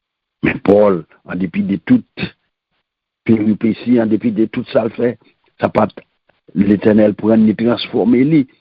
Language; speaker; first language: French; non-native, local second language; Haitian Creole